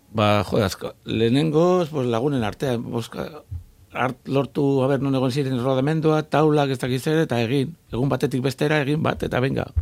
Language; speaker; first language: Basque; non-native, local second language; Spanish